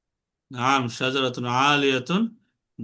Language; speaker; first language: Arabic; non-native, fluent; Bangla